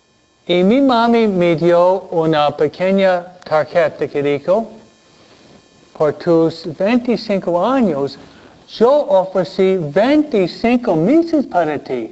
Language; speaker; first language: Spanish; non-native, fluent; English